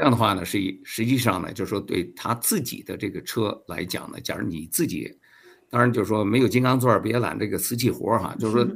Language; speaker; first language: Chinese; native; Chinese